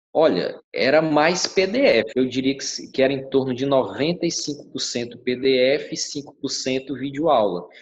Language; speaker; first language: Portuguese; native; Portuguese